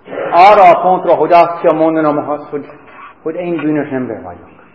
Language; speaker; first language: Hungarian; non-native, fluent; English